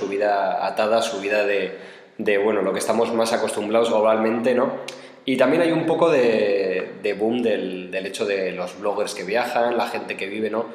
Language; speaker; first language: Spanish; native; Spanish